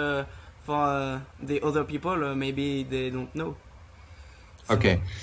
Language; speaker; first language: English; non-native, learner; French